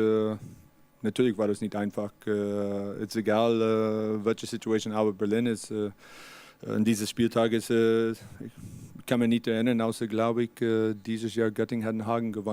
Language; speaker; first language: German; non-native, learner; English